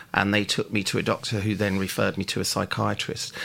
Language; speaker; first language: English; native; English